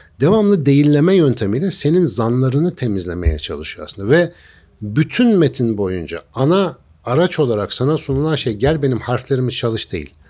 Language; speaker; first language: Turkish; native; Turkish